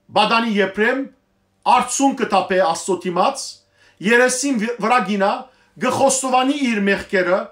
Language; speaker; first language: Armenian; native; Armenian